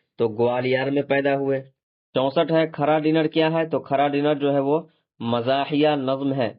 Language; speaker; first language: Urdu; native; Urdu